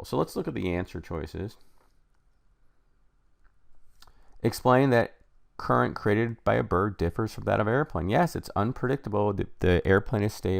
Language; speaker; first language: English; native; English